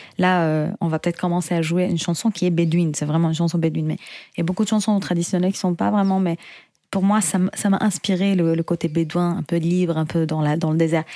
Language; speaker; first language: French; non-native, fluent; Arabic